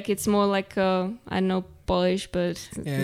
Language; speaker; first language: English; non-native, fluent; Czech